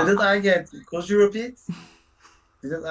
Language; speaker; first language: English; non-native, learner; Turkish